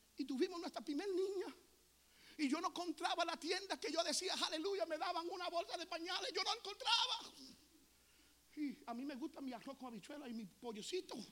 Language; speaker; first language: Spanish; early bilingual, heritage; Spanish